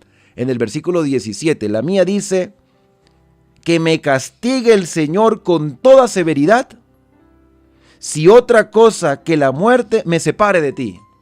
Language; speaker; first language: Spanish; native; Spanish